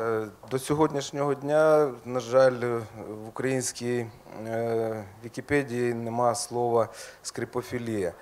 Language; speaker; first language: Ukrainian; native; Ukrainian